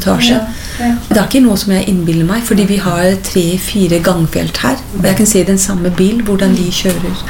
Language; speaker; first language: Norwegian; non-native, fluent; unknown